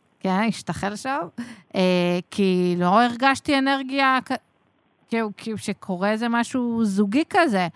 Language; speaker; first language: Hebrew; native; Hebrew